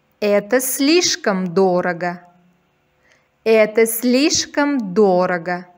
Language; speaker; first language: Russian; non-native, local second language; Uzbek